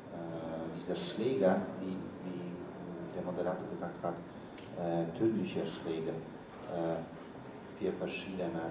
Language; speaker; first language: German; non-native, learner; Polish